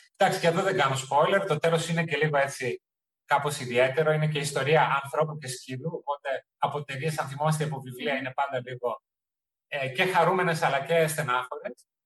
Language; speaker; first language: Greek; early bilingual, heritage; Greek